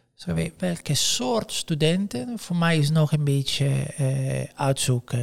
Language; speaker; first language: Dutch; non-native, fluent; Italian